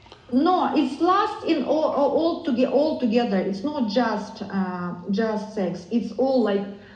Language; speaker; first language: English; non-native, learner; Russian